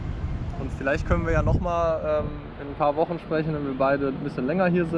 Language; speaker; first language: German; native; German